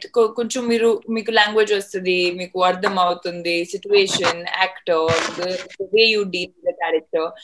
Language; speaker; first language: Telugu; non-native, fluent; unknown